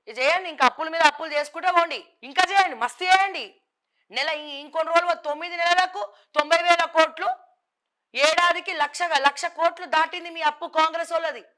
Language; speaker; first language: Telugu; native; Telugu